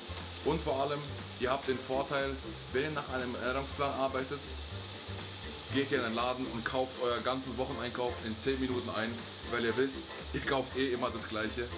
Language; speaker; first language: German; native; German